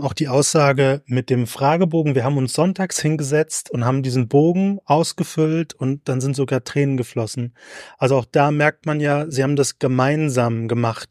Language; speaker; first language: German; native; German